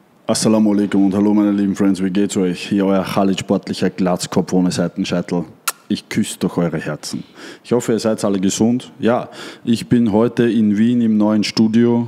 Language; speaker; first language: German; native; German